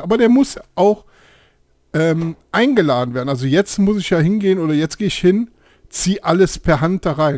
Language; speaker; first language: German; native; German